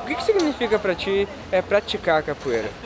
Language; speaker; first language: Portuguese; native; Portuguese